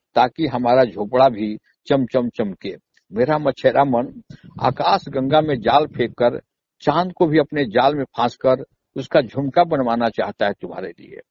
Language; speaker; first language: Hindi; native; Hindi